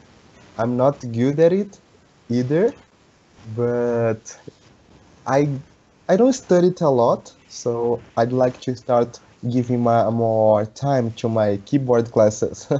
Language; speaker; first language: English; non-native, learner; Portuguese